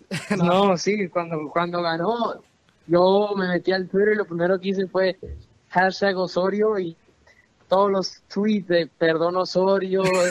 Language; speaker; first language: Spanish; early bilingual, heritage; Spanish